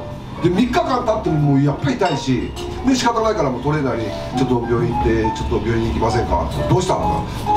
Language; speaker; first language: Japanese; native; Japanese